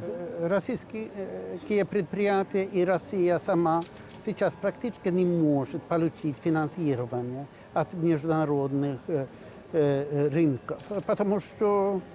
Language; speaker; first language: Russian; non-native, fluent; Swedish